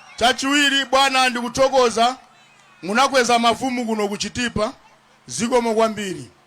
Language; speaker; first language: Nyanja; non-native, local second language; Tumbuka